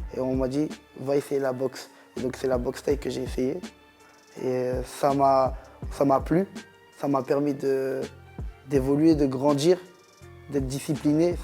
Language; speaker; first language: French; native; French